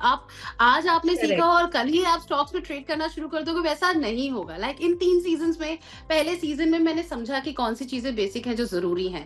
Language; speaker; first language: Hindi; native; Hindi